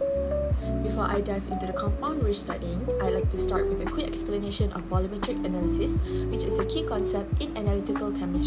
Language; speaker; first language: English; non-native, local second language; Malay